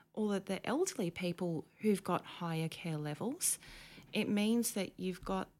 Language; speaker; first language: English; native; English